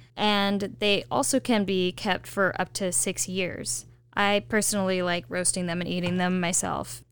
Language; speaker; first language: English; native; English